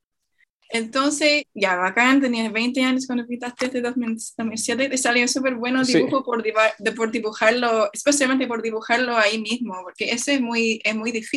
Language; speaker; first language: Spanish; non-native, fluent; English